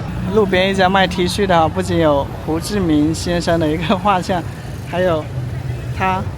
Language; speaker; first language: Chinese; native; Chinese